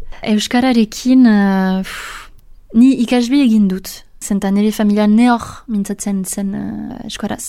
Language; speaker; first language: Basque; non-native, local second language; French